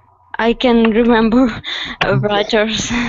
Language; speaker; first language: English; non-native, learner; Russian